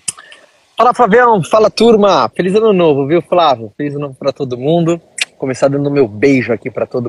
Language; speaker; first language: Portuguese; native; Portuguese